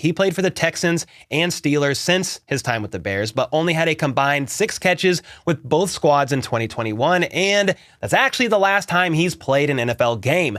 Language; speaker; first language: English; native; English